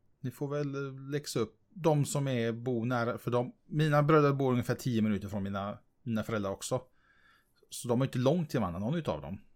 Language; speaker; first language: Swedish; native; Swedish